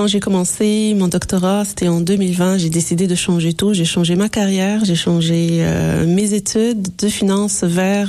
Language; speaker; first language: French; non-native, local second language; Arabic